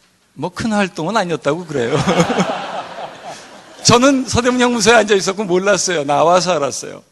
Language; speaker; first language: Korean; native; Korean